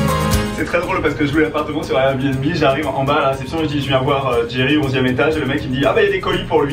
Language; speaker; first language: French; native; French